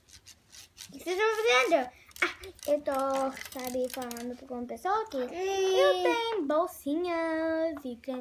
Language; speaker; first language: Portuguese; early bilingual, heritage; Portuguese